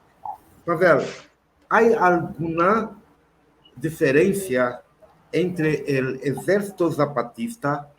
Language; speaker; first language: Spanish; non-native, learner; Portuguese